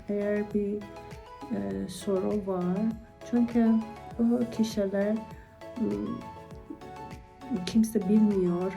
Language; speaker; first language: Turkish; non-native, learner; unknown